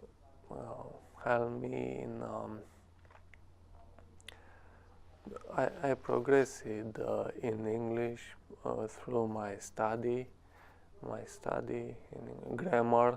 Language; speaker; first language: English; non-native, learner; Romanian